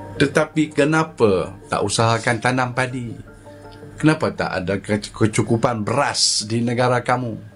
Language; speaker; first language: Malay; native; Malay